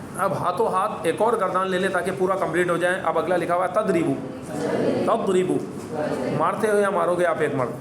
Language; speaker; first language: Urdu; native; Urdu